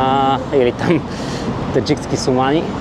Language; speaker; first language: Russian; non-native, learner; Bulgarian